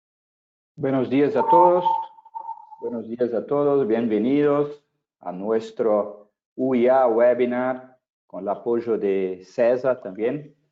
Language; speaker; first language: Spanish; non-native, fluent; Portuguese